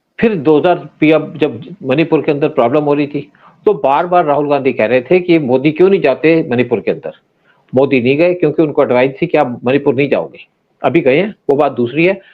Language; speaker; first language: Hindi; native; Hindi